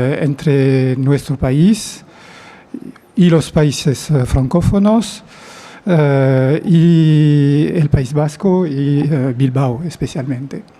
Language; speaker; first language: Spanish; non-native, fluent; French